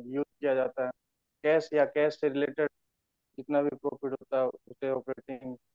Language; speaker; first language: Hindi; native; Hindi